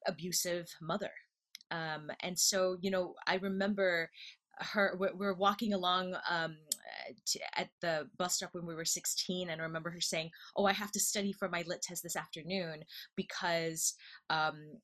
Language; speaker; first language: English; native; English